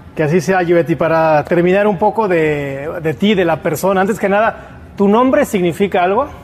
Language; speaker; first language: Spanish; native; Spanish